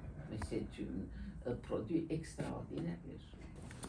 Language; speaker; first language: French; non-native, fluent; Romanian